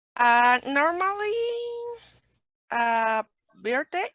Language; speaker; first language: English; non-native, learner; Spanish